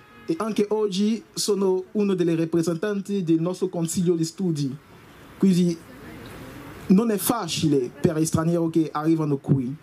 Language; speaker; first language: Italian; non-native, learner; French